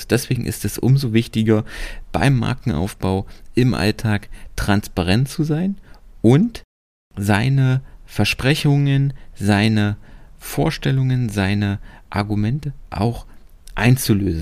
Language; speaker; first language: German; native; German